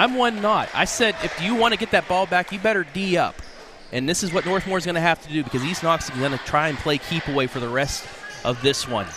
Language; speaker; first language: English; native; English